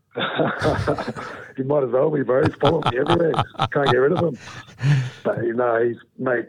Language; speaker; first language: English; native; English